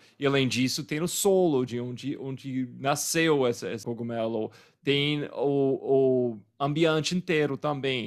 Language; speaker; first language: Portuguese; non-native, fluent; English